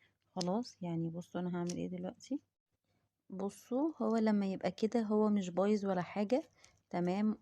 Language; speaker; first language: Arabic; native; Arabic